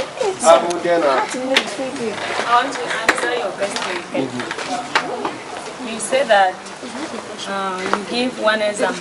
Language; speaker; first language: English; non-native, learner; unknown